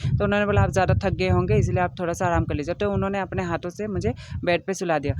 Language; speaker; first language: Hindi; non-native, local second language; Assamese